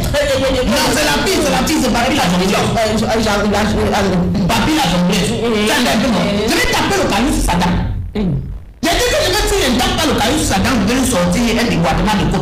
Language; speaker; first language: French; native; French